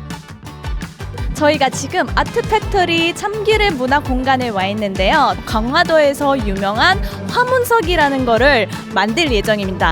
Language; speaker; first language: Korean; early bilingual, heritage; Korean